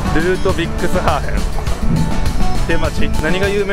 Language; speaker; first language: Japanese; native; Japanese